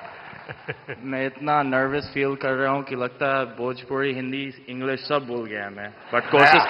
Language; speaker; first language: Hindi; non-native, fluent; English